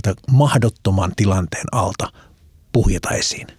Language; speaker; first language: Finnish; native; Finnish